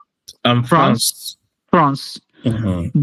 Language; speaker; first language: French; non-native, fluent; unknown